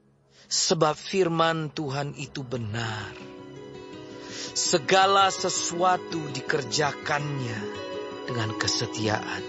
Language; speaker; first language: Indonesian; native; Indonesian